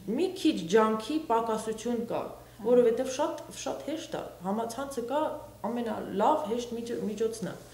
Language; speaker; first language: Armenian; early bilingual, heritage; Armenian